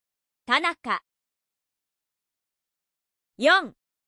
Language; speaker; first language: Japanese; non-native, learner; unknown